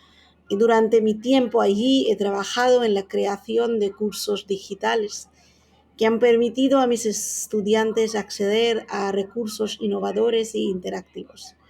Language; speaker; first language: Spanish; non-native, fluent; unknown